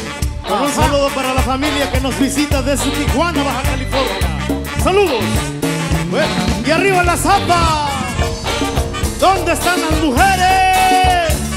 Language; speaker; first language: Spanish; native; Spanish